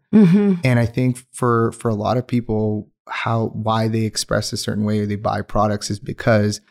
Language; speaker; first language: English; non-native, local second language; Urdu